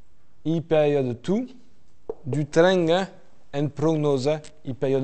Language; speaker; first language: Norwegian; non-native, fluent; French